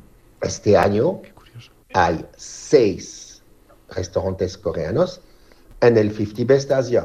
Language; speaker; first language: Spanish; non-native, learner; French